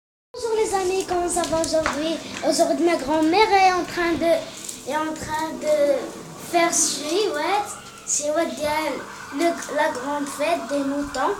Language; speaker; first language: French; non-native, learner; Arabic